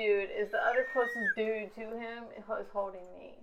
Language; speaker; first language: English; native; English